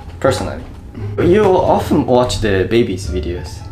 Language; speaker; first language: English; non-native, fluent; Japanese